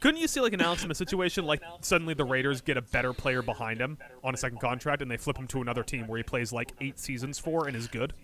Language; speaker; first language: English; native; English